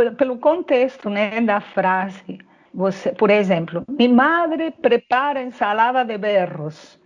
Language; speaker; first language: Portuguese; non-native, fluent; Spanish